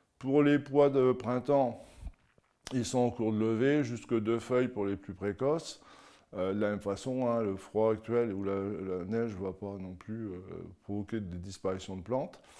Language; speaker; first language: French; native; French